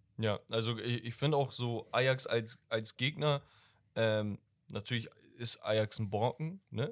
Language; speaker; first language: German; early bilingual, other home language; Turkish